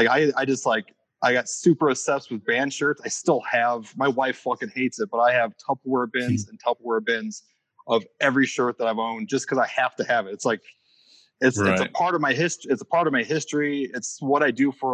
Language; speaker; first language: English; native; English